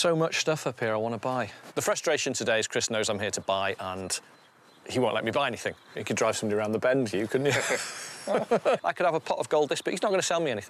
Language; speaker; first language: English; native; English